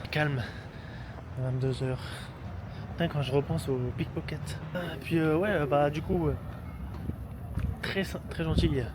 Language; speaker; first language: French; native; French